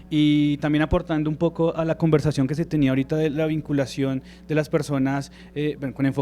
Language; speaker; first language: Spanish; native; Spanish